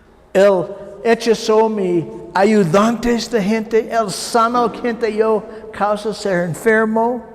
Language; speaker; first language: Spanish; non-native, learner; English